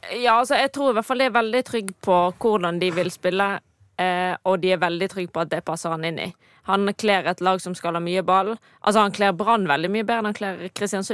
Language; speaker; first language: Norwegian; native; Norwegian